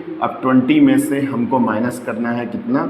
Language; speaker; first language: Hindi; native; Hindi